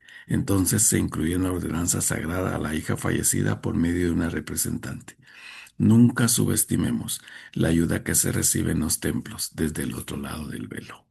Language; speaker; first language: Spanish; native; Spanish